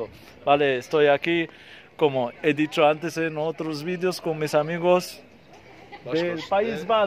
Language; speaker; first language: Spanish; non-native, fluent; Arabic